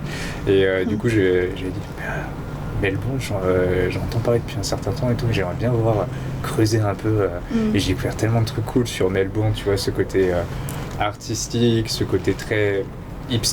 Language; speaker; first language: French; native; French